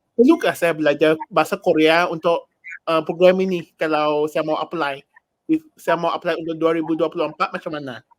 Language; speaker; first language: Malay; non-native, local second language; Chinese